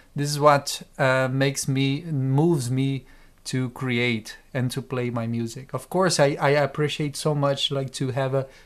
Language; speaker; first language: English; non-native, fluent; Portuguese